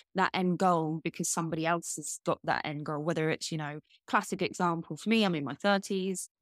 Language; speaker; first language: English; native; English